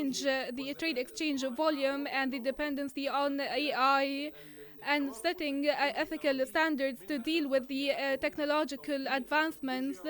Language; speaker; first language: English; non-native, fluent; Arabic